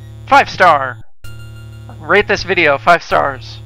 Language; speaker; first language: English; native; English